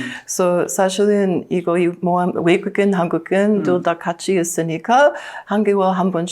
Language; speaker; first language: Korean; non-native, learner; English